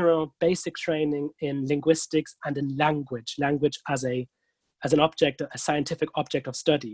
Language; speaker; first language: English; non-native, fluent; German